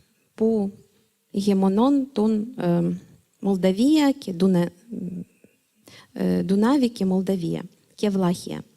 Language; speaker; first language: Greek; non-native, fluent; Ukrainian